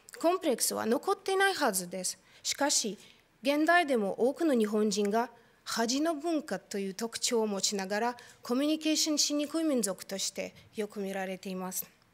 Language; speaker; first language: Japanese; non-native, fluent; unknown